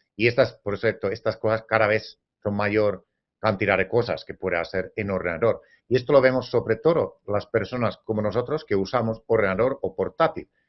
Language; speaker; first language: Spanish; non-native, fluent; Finnish